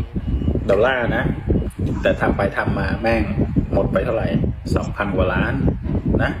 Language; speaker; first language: Thai; native; Thai